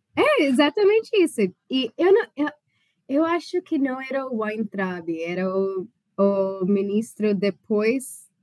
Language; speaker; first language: Portuguese; non-native, fluent; English